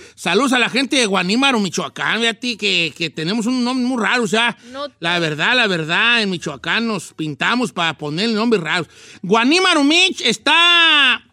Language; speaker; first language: Spanish; native; Spanish